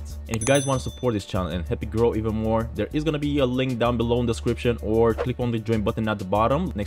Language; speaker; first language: English; non-native, fluent; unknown